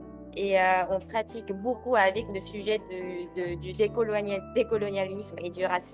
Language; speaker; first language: French; non-native, learner; Korean